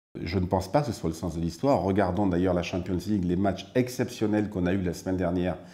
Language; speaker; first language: French; native; French